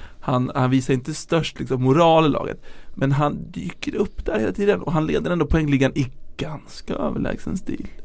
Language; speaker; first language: Swedish; native; Swedish